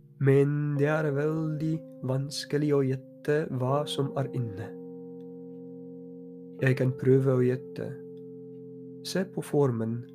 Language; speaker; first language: Norwegian; non-native, fluent; Polish